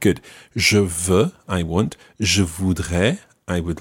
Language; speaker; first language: French; non-native, fluent; English